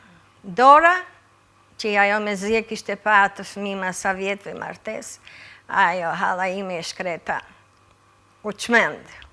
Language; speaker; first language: Albanian; early bilingual, other home language; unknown